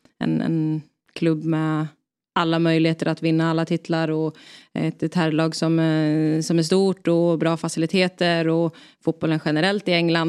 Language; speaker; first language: Swedish; native; Swedish